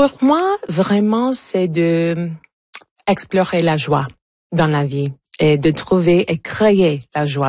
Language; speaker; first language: French; non-native, fluent; Italian